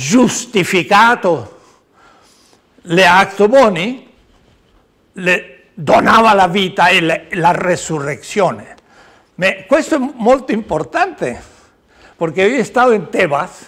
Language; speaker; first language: Italian; non-native, learner; Spanish